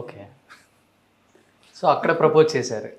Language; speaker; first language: Telugu; native; Telugu